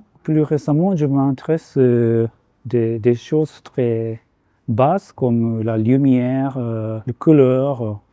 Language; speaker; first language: French; non-native, fluent; Japanese